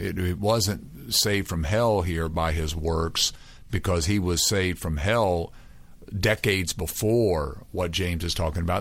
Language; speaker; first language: English; native; English